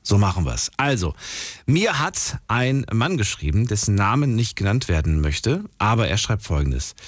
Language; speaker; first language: German; native; German